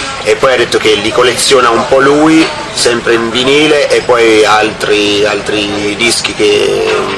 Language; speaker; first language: Italian; native; Italian